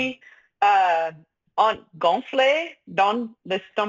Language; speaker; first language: French; non-native, fluent; English